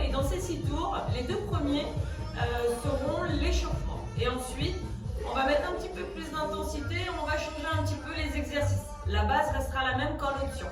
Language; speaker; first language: French; native; French